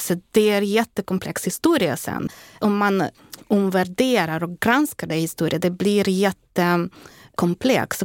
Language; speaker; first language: Swedish; non-native, fluent; Ukrainian